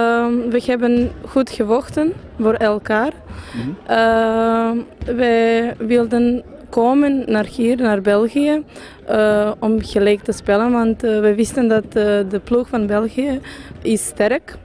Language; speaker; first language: Dutch; non-native, fluent; Serbian